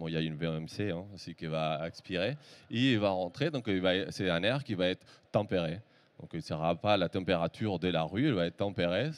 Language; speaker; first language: French; native; French